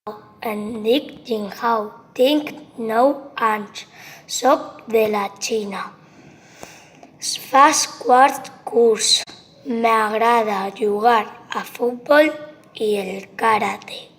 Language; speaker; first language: Catalan; non-native, learner; Chinese